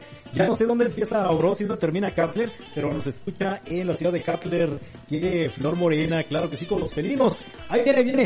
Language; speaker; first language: Spanish; native; Spanish